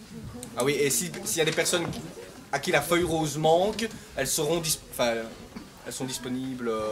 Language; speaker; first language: French; native; French